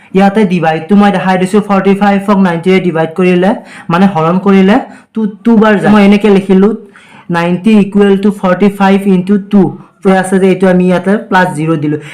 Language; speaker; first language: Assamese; native; Assamese